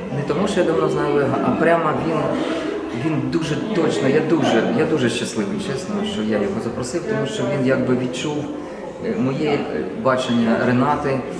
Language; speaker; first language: Ukrainian; non-native, local second language; Russian